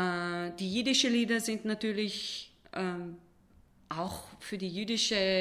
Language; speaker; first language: German; non-native, fluent; Hebrew